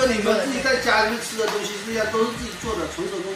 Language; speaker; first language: Chinese; native; Chinese